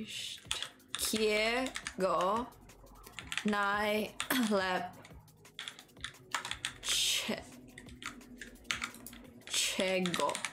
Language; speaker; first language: Polish; non-native, learner; Chinese